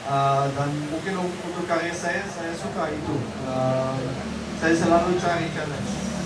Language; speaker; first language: Indonesian; non-native, fluent; Dutch